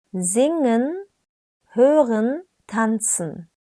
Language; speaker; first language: German; non-native, fluent; Turkish